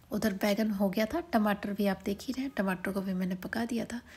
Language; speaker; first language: Hindi; native; Hindi